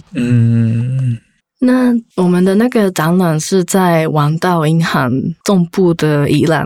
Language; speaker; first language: Chinese; non-native, fluent; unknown